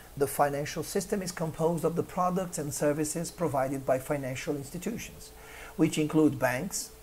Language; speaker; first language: English; non-native, fluent; Portuguese